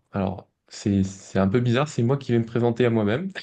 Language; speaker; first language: French; native; French